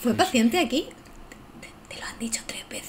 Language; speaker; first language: Spanish; native; Spanish